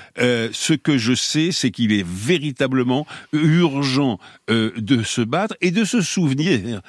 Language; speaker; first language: French; native; French